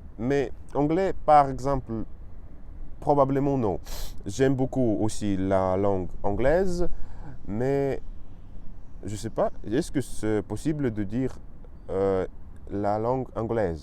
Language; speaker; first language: French; non-native, learner; Russian